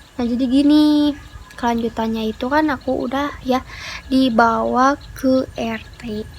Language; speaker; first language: Indonesian; non-native, local second language; Sundanese